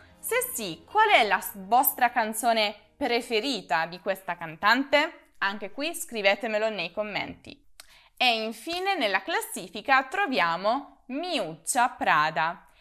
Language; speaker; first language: Italian; native; Italian